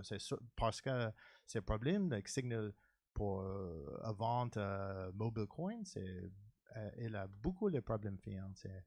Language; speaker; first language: French; non-native, learner; English